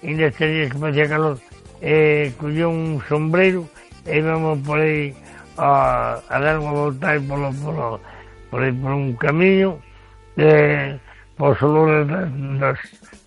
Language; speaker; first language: Spanish; native; Spanish